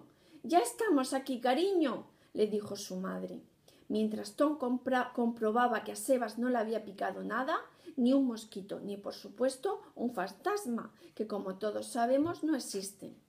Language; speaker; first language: Spanish; native; Spanish